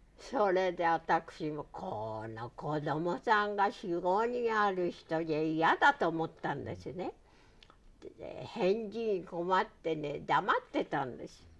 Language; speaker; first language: Japanese; native; Japanese